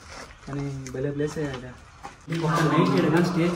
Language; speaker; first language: Telugu; native; Telugu